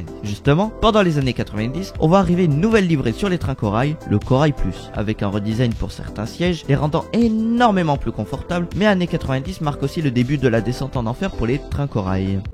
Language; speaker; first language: French; native; French